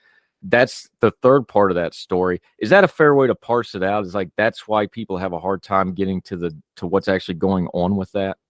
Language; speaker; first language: English; native; English